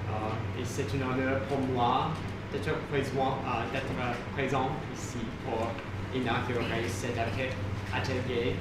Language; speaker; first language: French; non-native, fluent; English